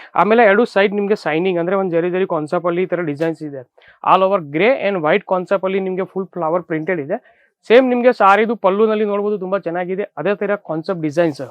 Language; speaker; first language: Kannada; non-native, fluent; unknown